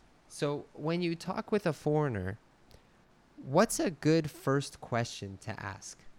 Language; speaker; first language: English; native; English